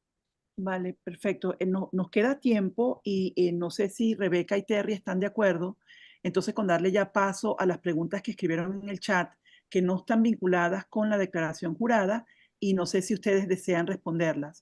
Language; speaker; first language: Spanish; native; Spanish